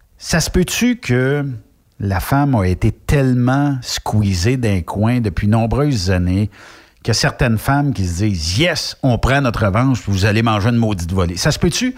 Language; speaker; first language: French; native; French